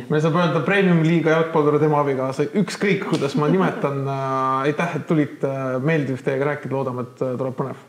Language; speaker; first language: Estonian; native; Estonian